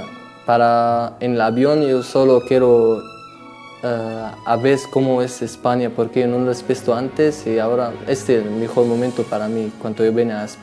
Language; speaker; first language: Spanish; non-native, learner; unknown